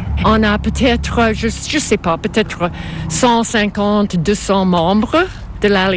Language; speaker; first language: French; non-native, local second language; English